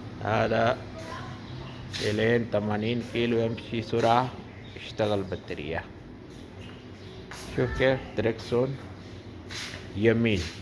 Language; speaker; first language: Arabic; non-native, learner; Urdu